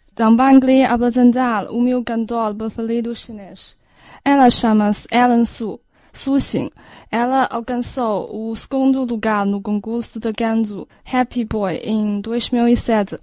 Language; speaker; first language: Portuguese; non-native, learner; Chinese